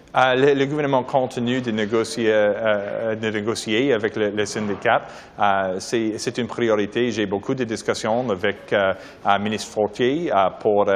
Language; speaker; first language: French; non-native, learner; English